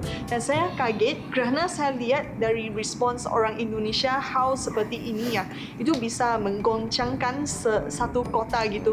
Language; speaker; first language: Indonesian; non-native, fluent; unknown